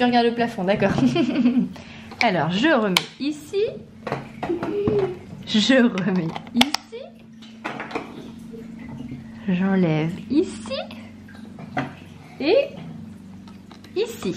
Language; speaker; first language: French; native; French